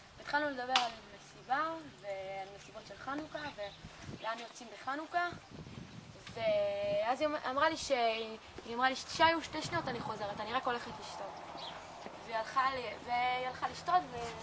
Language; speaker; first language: Hebrew; native; Hebrew